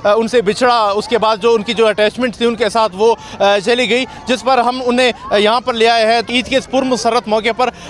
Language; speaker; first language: Urdu; non-native, local second language; Pashto